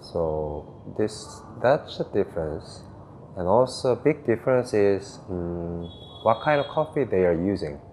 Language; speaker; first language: English; non-native, fluent; Korean